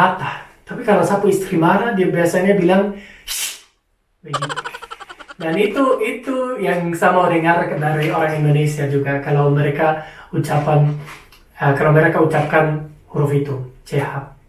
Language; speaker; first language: Indonesian; non-native, fluent; German